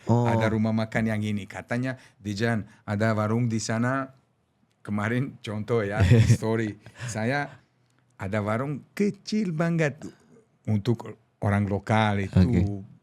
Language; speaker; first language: Indonesian; non-native, fluent; Serbian